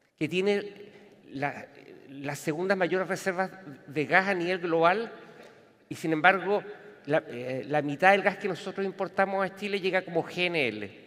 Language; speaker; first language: Spanish; native; Spanish